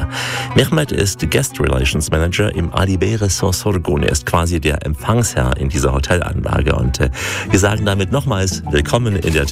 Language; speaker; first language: German; native; German